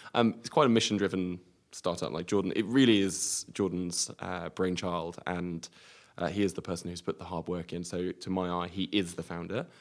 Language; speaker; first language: English; native; English